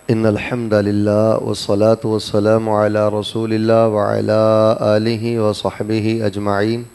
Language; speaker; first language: Urdu; non-native, local second language; Punjabi